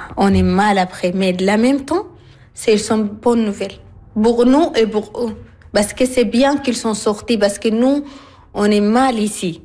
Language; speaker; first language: French; non-native, learner; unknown